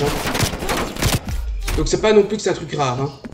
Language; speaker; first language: French; native; French